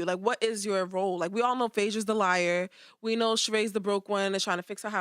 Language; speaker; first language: English; native; English